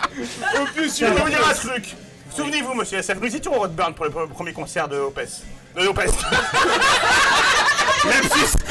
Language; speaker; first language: French; native; French